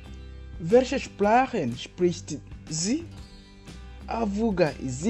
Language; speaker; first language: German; non-native, fluent; Kinyarwanda